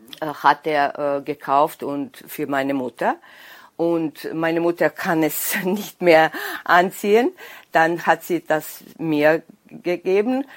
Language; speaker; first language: German; non-native, local second language; Serbian